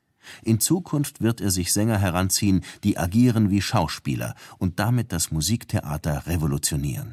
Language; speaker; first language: German; native; German